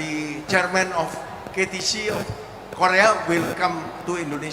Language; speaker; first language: English; non-native, fluent; Indonesian